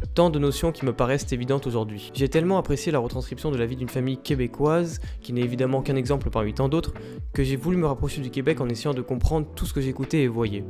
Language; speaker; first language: French; early bilingual, other home language; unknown